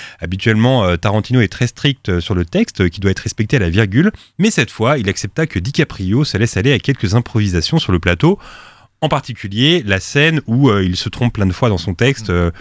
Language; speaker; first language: French; native; French